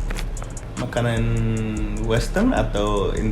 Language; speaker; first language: Indonesian; non-native, learner; English